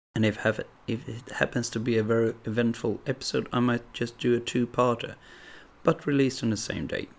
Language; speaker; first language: English; non-native, fluent; Swedish